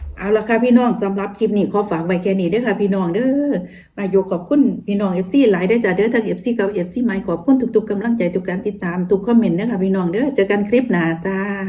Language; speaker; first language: Thai; native; Thai